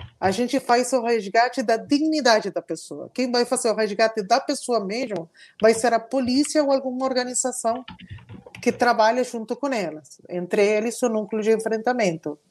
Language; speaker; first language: Portuguese; non-native, fluent; Spanish